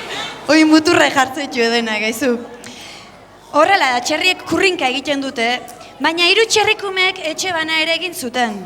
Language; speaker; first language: Basque; native; Basque